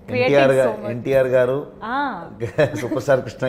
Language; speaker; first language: Telugu; non-native, learner; Kannada